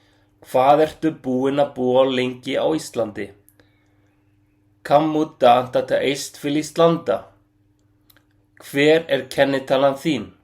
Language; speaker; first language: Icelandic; non-native, fluent; Arabic